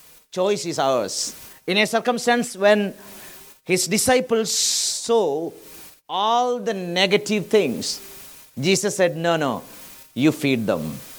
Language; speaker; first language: English; non-native, local second language; Malayalam